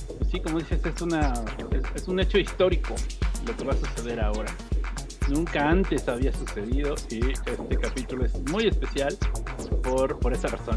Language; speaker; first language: Spanish; native; Spanish